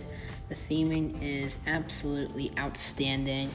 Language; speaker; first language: English; native; English